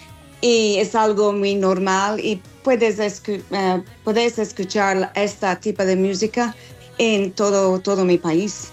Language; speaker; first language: Spanish; non-native, learner; English